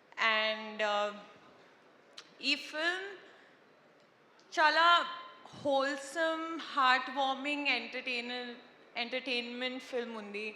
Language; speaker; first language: Telugu; non-native, local second language; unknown